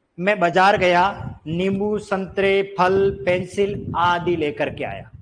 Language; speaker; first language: Hindi; native; Hindi